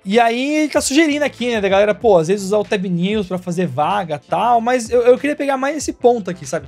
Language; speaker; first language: Portuguese; native; Portuguese